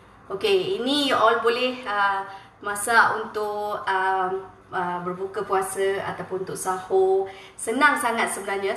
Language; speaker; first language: Malay; non-native, local second language; Tamil